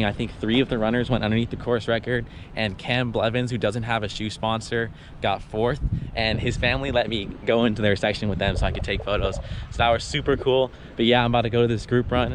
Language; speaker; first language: English; native; English